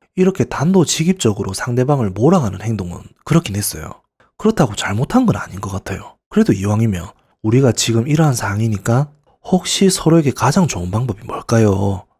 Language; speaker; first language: Korean; native; Korean